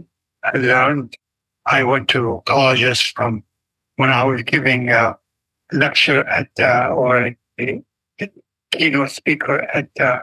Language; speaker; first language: English; non-native, fluent; Arabic